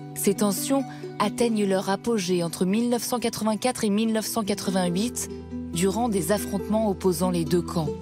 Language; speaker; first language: French; native; French